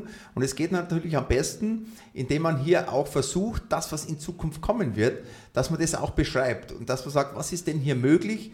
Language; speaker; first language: German; native; German